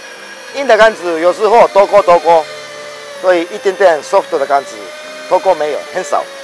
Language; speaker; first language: Chinese; non-native, learner; Japanese